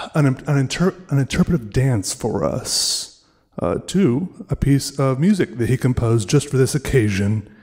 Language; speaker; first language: English; native; English